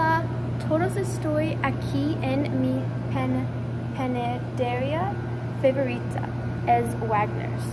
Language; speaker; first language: Spanish; non-native, learner; English